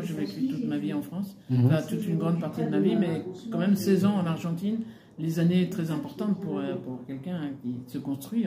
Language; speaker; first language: French; early bilingual, other home language; Spanish